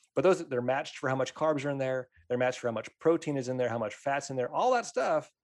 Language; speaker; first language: English; native; English